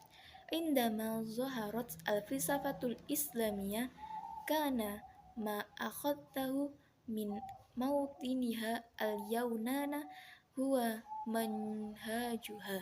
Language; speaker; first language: Arabic; non-native, learner; Indonesian